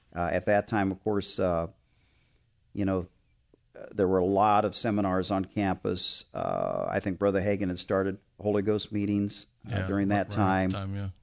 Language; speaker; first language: English; native; English